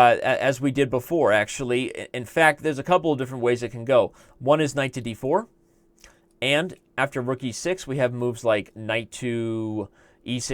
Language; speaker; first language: English; native; English